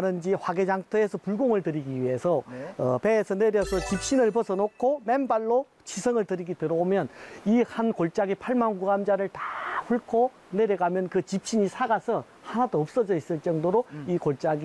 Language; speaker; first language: Korean; native; Korean